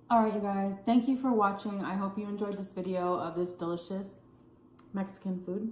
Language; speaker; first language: English; native; English